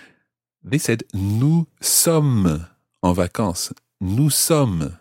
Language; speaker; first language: French; non-native, fluent; English